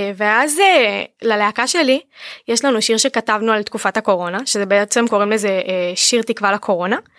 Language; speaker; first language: Hebrew; native; Hebrew